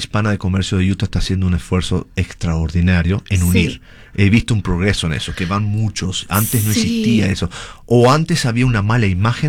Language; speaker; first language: Spanish; native; Spanish